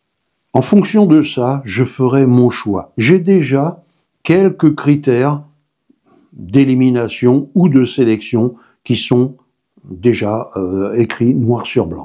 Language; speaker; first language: French; native; French